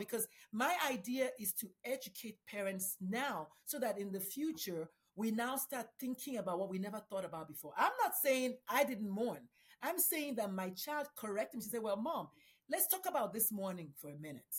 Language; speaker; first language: English; non-native, local second language; Igbo